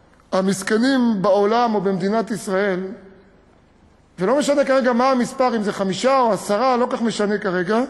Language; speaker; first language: Hebrew; native; Hebrew